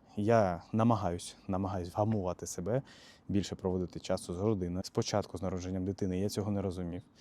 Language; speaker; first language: Ukrainian; native; Ukrainian